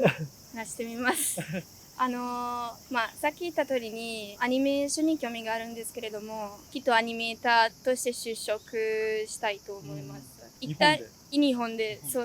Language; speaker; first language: Japanese; non-native, fluent; Italian